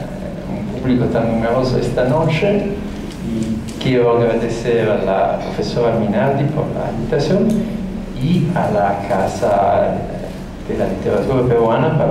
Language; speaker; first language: Spanish; non-native, fluent; Italian